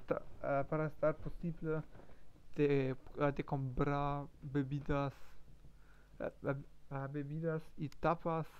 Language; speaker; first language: Spanish; non-native, learner; German